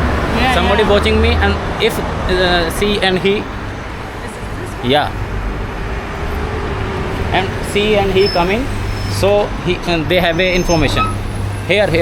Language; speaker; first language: English; non-native, learner; Hindi